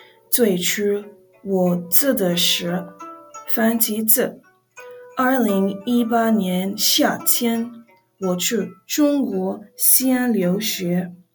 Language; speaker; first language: Chinese; non-native, learner; English